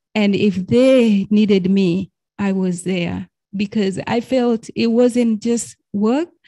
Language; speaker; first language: English; non-native, fluent; Arabic